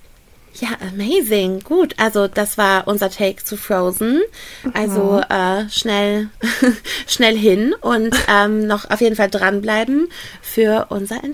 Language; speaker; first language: German; native; German